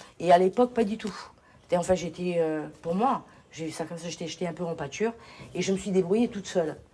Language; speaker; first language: French; early bilingual, other home language; Portuguese